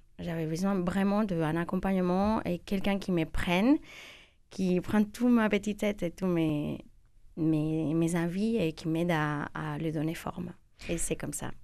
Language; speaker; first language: French; non-native, fluent; Spanish